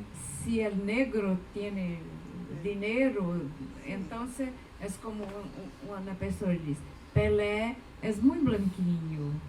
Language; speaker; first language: Spanish; non-native, fluent; Portuguese